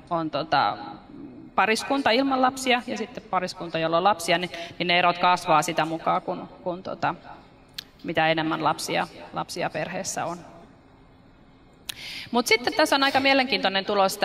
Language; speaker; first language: Finnish; native; Finnish